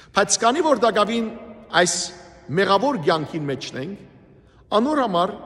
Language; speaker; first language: Armenian; native; Armenian